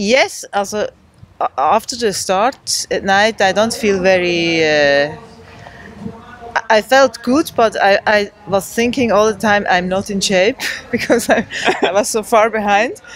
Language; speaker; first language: English; non-native, learner; German